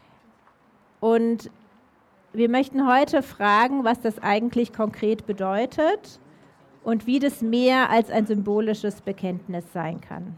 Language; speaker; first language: German; native; German